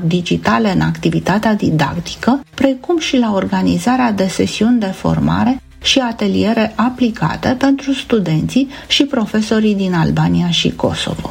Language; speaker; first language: Romanian; native; Romanian